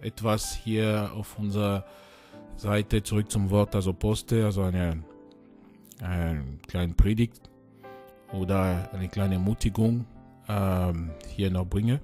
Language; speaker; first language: German; non-native, fluent; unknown